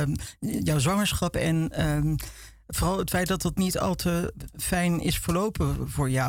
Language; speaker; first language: Dutch; native; Dutch